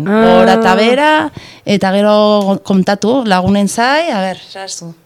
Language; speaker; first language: Basque; native; Basque